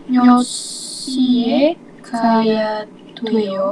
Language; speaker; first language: Korean; non-native, learner; Indonesian